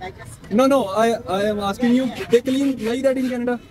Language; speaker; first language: English; non-native, local second language; Punjabi